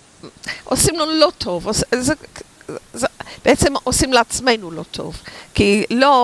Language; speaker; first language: Hebrew; non-native, fluent; English